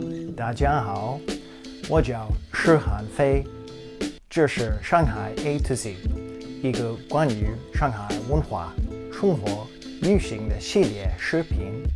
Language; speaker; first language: Chinese; non-native, fluent; English